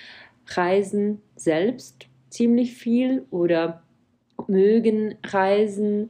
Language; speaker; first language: German; non-native, fluent; Czech